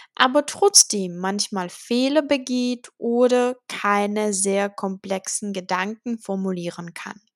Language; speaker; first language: German; non-native, fluent; Czech